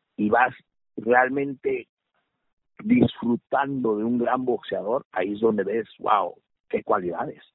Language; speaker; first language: Spanish; early bilingual, heritage; Spanish